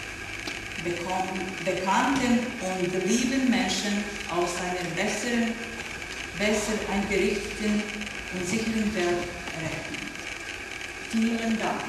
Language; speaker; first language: German; non-native, learner; Serbian